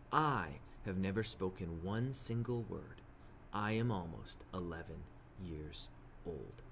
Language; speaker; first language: English; native; English